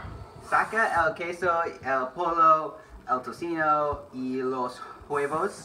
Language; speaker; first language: Spanish; non-native, learner; English